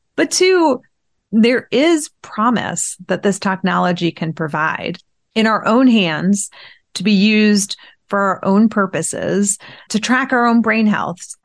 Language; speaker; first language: English; early bilingual, other home language; Persian